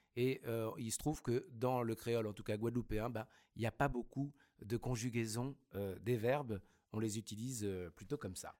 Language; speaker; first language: French; native; French